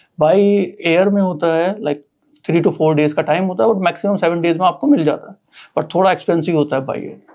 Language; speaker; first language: Hindi; native; Hindi